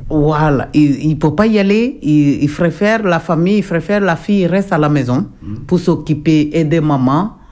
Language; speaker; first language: French; non-native, local second language; Jola-Fonyi